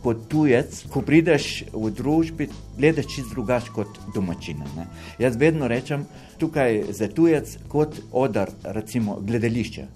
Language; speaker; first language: Slovenian; non-native, fluent; Arabic